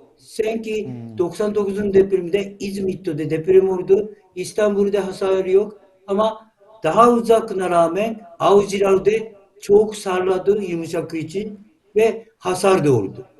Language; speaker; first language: Turkish; non-native, learner; Japanese